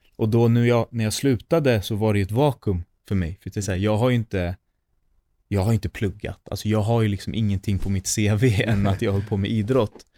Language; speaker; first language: Swedish; native; Swedish